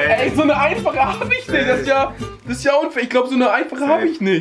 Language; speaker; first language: German; native; German